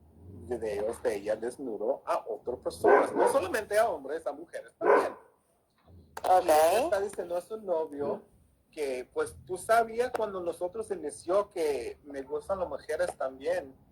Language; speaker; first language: Spanish; early bilingual, heritage; English